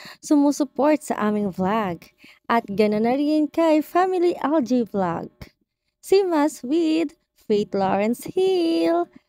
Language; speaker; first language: Filipino; non-native, local second language; Bikol